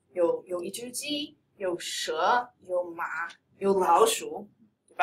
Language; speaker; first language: Chinese; non-native, fluent; English